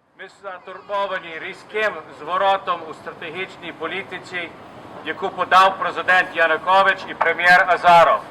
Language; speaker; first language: Ukrainian; early bilingual, heritage; Ukrainian